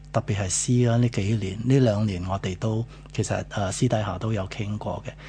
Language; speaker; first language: Cantonese; non-native, fluent; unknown